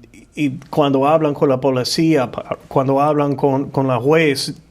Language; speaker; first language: Spanish; non-native, fluent; English